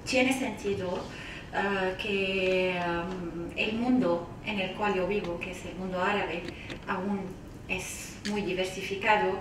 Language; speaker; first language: Spanish; non-native, fluent; Arabic